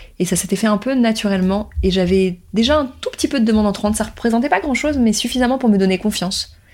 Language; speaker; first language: French; native; French